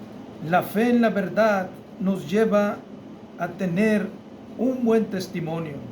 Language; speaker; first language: Spanish; native; Spanish